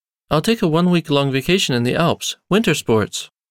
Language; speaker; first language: English; native; English